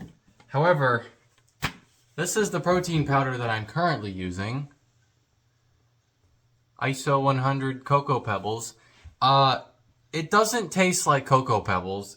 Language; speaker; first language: English; native; English